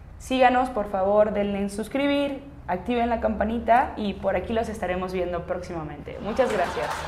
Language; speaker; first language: Spanish; native; Spanish